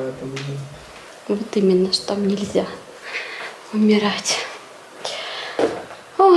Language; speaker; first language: Russian; native; Russian